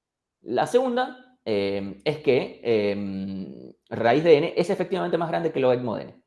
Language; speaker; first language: Spanish; native; Spanish